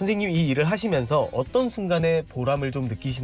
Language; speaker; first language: Korean; native; Korean